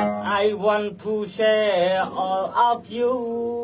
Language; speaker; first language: English; non-native, learner; Khmer